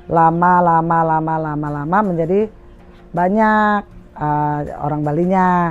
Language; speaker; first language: Indonesian; native; Indonesian